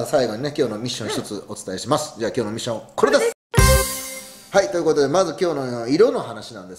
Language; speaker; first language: Japanese; native; Japanese